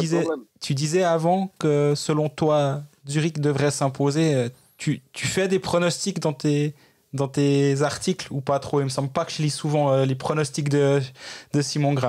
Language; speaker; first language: French; native; French